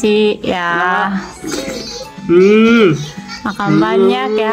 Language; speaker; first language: Indonesian; non-native, learner; Japanese